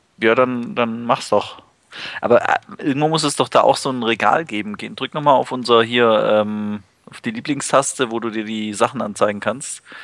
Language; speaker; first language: German; native; German